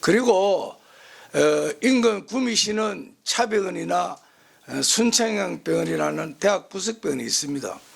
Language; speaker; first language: Korean; native; Korean